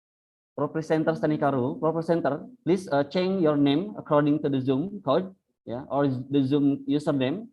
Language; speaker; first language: English; non-native, fluent; Indonesian